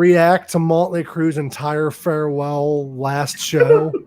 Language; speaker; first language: English; native; English